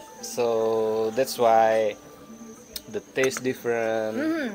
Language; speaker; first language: English; non-native, learner; Indonesian